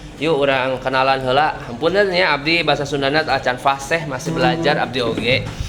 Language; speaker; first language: Sundanese; non-native, local second language; Indonesian